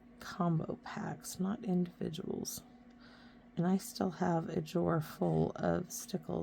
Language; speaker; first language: English; native; English